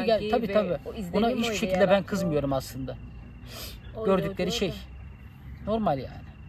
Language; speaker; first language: Turkish; native; Turkish